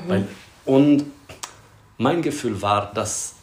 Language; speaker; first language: German; non-native, fluent; Italian